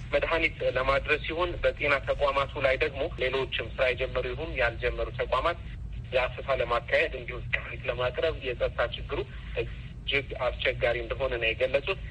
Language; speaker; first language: Amharic; non-native, local second language; Tigrinya